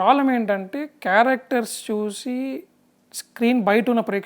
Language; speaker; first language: Telugu; native; Telugu